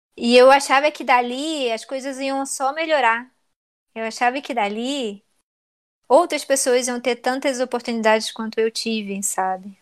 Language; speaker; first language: Portuguese; native; Portuguese